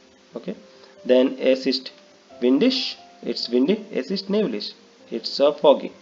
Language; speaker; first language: German; non-native, learner; Hindi